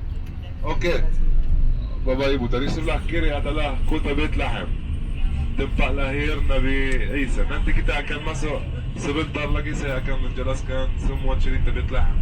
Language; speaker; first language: Indonesian; non-native, fluent; Arabic